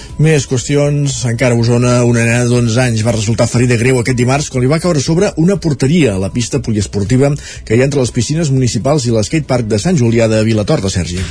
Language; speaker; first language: Catalan; native; Catalan